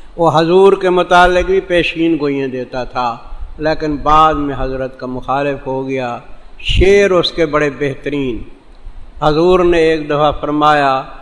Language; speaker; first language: Urdu; non-native, local second language; Saraiki